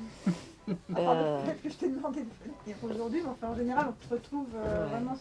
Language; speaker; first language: French; native; French